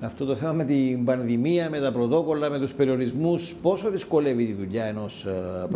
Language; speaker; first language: Greek; native; Greek